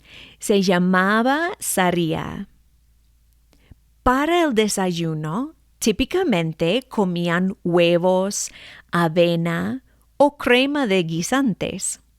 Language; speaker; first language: Spanish; non-native, fluent; English